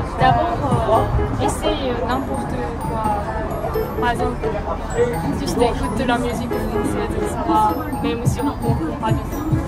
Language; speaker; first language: French; non-native, learner; Japanese